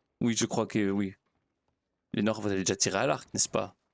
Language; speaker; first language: French; native; French